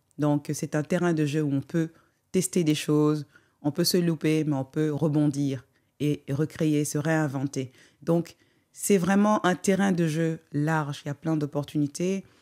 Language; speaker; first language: French; non-native, local second language; Wolof